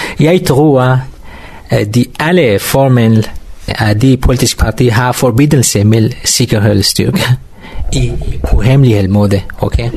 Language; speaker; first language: Danish; non-native, learner; Kurdish